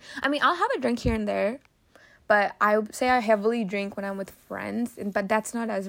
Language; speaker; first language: English; native; English